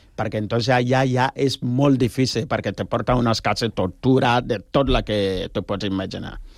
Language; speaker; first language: Catalan; non-native, fluent; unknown